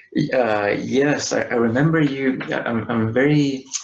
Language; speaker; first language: English; native; English